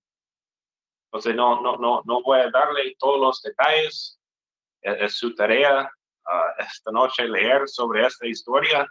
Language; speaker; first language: Spanish; non-native, fluent; English